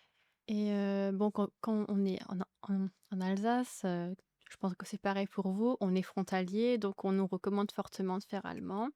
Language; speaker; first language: French; native; French